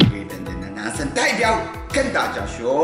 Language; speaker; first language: Chinese; non-native, fluent; Japanese